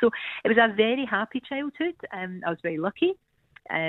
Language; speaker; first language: English; native; English